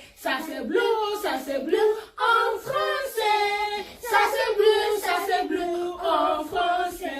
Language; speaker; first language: French; non-native, learner; Igbo